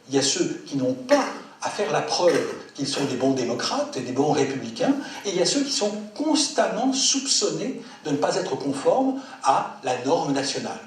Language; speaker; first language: French; native; French